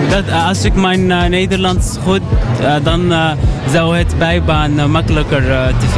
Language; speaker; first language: Dutch; non-native, learner; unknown